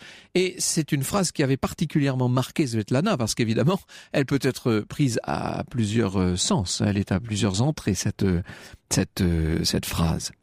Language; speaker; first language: French; native; French